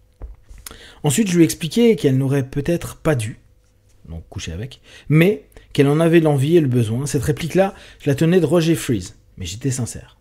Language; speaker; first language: French; native; French